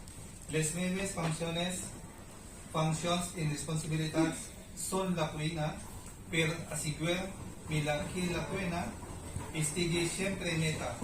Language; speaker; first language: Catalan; non-native, learner; Filipino